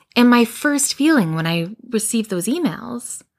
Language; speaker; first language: English; native; English